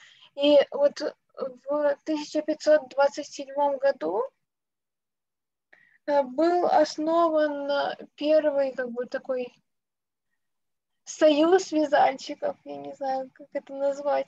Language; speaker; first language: Russian; native; Russian